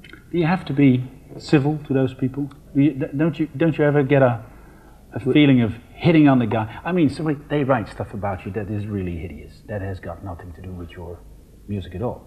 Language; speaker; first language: English; non-native, fluent; Dutch